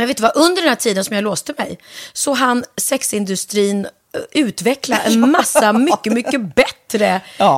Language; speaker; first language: Swedish; native; Swedish